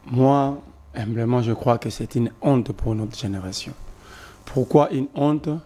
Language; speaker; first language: French; non-native, local second language; Lingala